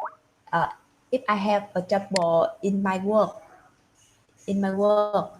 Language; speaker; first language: English; non-native, learner; Vietnamese